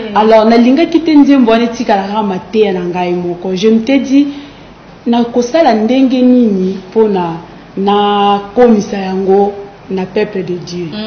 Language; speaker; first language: Lingala; non-native, local second language; Kongo